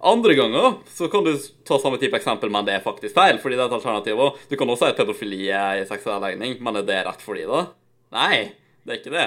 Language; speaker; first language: Norwegian; native; Norwegian